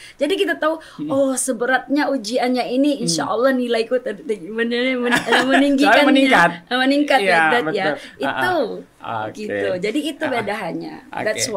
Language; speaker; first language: Indonesian; non-native, fluent; German